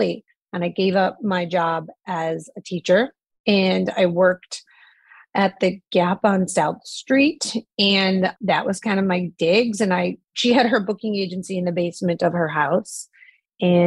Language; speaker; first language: English; native; English